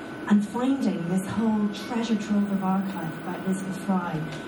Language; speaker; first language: English; native; English